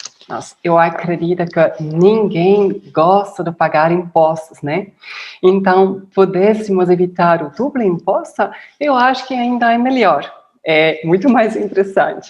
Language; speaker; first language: Portuguese; non-native, fluent; Dutch